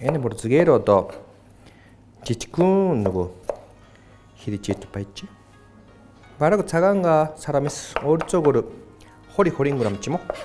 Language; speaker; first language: Mongolian; non-native, fluent; Japanese